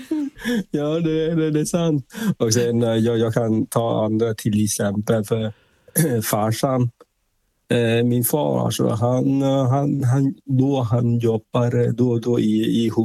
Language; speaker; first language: Swedish; non-native, fluent; Vietnamese